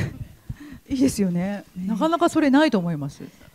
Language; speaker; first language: Japanese; native; Japanese